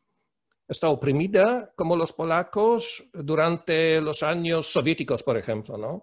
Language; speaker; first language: Spanish; non-native, fluent; Polish